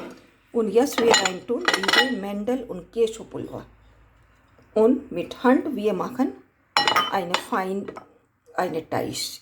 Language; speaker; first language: German; non-native, learner; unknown